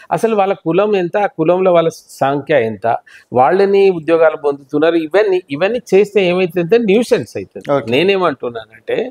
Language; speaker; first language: Telugu; non-native, local second language; Lambadi